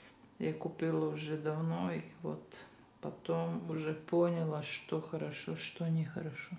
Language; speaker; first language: Russian; non-native, learner; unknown